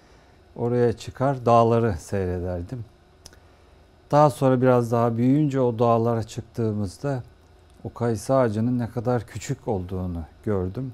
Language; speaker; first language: Turkish; native; Turkish